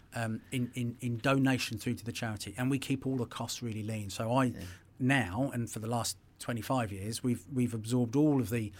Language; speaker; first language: English; native; English